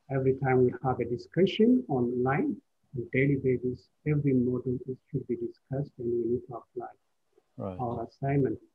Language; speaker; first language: English; non-native, fluent; Amharic